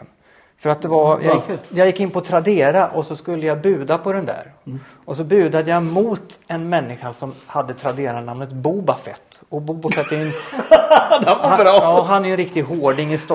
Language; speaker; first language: Swedish; native; Swedish